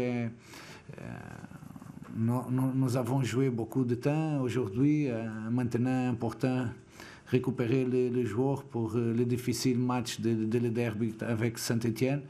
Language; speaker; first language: French; non-native, fluent; Portuguese